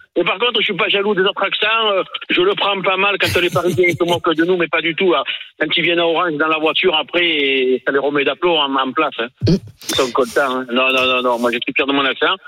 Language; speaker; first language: French; native; French